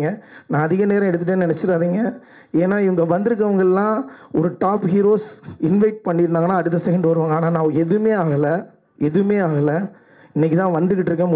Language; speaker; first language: Tamil; native; Tamil